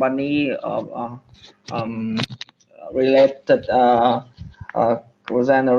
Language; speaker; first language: English; non-native, learner; Vietnamese